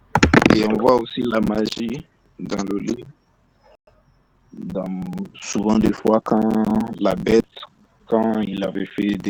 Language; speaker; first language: French; non-native, learner; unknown